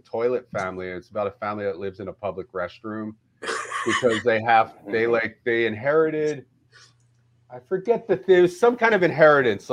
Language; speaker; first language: English; native; English